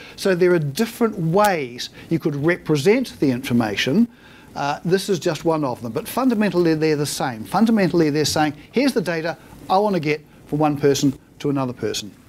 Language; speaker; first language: English; native; English